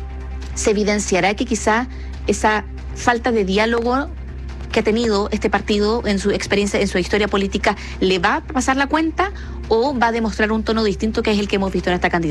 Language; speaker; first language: Spanish; native; Spanish